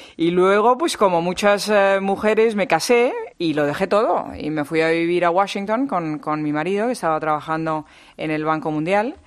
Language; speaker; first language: Spanish; native; Spanish